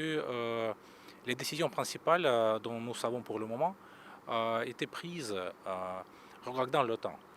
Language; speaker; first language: French; non-native, fluent; Russian